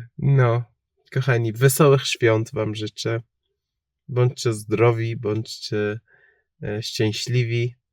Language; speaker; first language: Polish; non-native, fluent; Persian